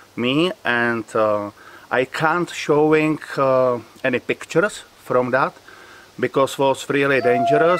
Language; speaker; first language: English; non-native, learner; Czech